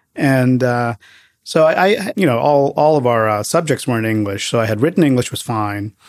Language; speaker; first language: English; early bilingual, other home language; Tamil